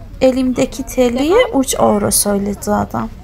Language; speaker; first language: Turkish; early bilingual, heritage; Turkish